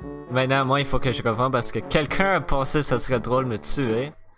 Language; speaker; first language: French; native; French